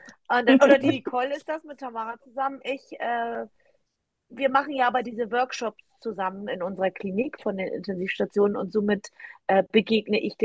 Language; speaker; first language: German; native; German